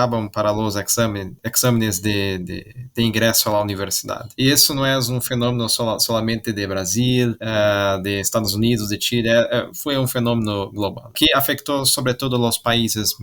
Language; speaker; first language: Portuguese; non-native, learner; Spanish